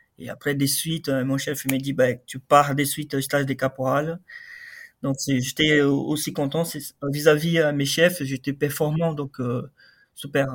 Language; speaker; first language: French; non-native, fluent; Portuguese